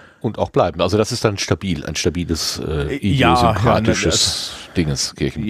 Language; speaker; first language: German; native; German